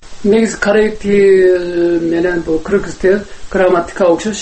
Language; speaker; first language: Kyrgyz; non-native, learner; Korean